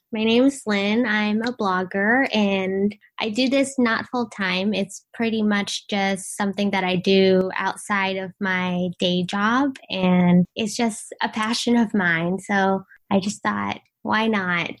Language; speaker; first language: English; early bilingual, other home language; Vietnamese